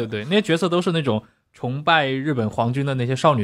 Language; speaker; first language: Chinese; native; Chinese